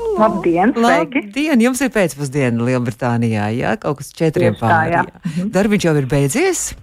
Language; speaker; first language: Latvian; native; Latvian